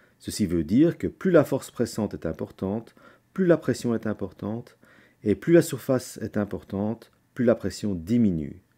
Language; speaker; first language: French; native; French